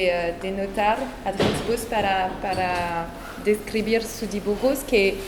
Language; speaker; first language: Spanish; non-native, fluent; French